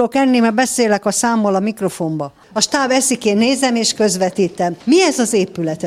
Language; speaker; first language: Hungarian; native; Hungarian